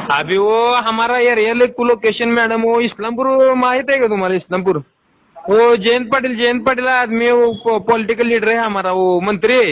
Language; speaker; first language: Hindi; non-native, local second language; Marathi